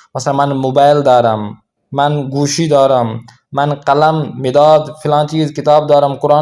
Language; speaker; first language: Persian; non-native, fluent; Urdu